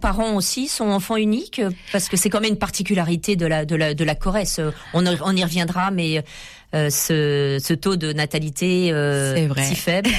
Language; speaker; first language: French; native; French